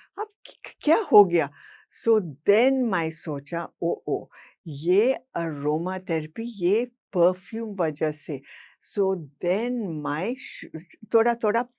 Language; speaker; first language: Hindi; non-native, local second language; English